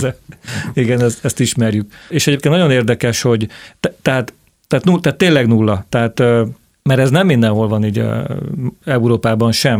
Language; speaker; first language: Hungarian; native; Hungarian